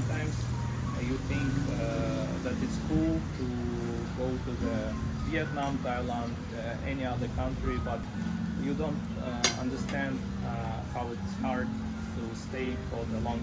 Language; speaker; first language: English; non-native, learner; Russian